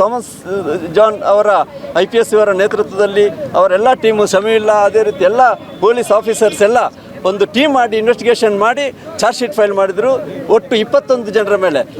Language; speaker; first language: Kannada; native; Kannada